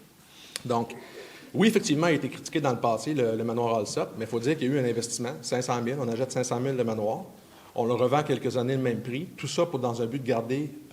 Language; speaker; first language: French; native; French